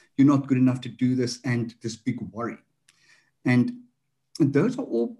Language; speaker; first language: English; non-native, local second language; Afrikaans